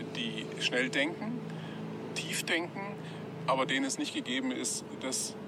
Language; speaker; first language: German; native; German